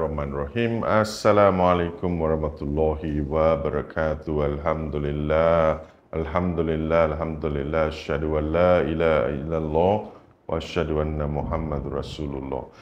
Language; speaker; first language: Malay; native; Malay